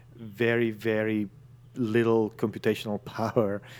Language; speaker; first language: English; non-native, fluent; Italian